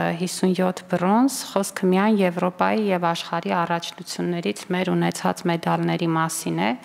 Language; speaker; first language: Armenian; native; Armenian